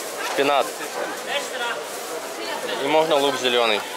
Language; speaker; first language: Russian; native; Russian